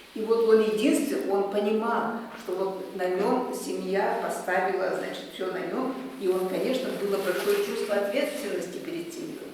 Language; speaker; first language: Russian; native; Russian